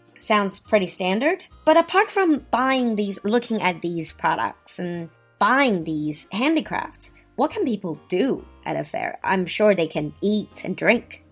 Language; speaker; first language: English; non-native, fluent; Chinese